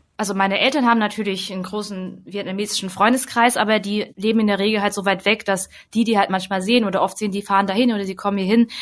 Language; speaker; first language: German; early bilingual, other home language; Vietnamese